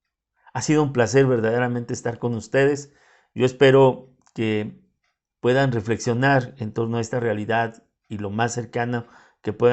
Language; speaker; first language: Spanish; native; Spanish